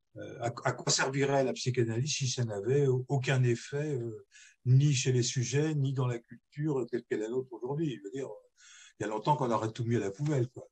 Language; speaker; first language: French; native; French